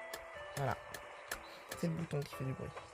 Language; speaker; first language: French; native; French